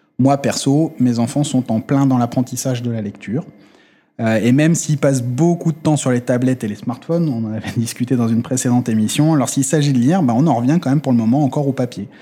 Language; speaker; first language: French; native; French